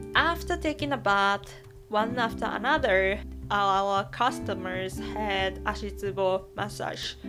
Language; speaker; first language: English; non-native, fluent; Japanese